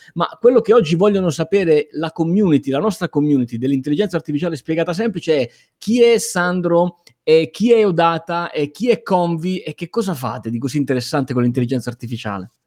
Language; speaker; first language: Italian; native; Italian